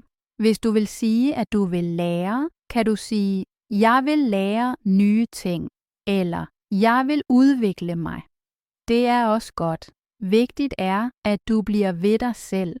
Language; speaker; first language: Danish; native; Danish